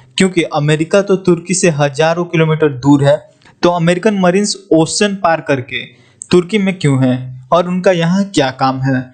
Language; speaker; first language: Hindi; native; Hindi